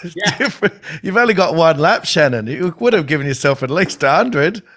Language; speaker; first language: English; native; English